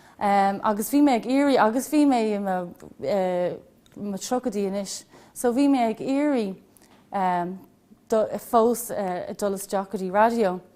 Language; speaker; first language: Irish; non-native, local second language; English